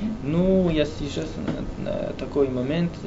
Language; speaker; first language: Russian; non-native, learner; French